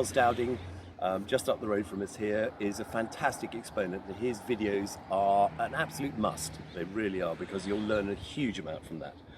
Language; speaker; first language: English; native; English